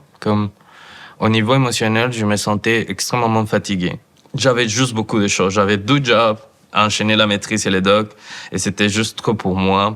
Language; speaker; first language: French; non-native, fluent; Spanish